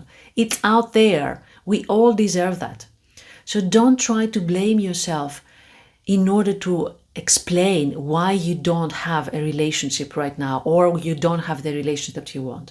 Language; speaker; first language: English; non-native, fluent; Greek